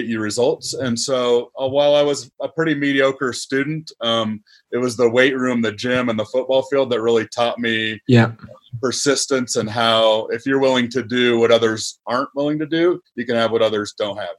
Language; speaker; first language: English; native; English